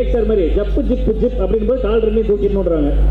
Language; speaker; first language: Tamil; native; Tamil